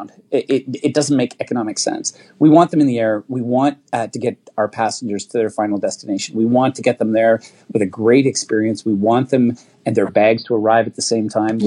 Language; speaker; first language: English; native; English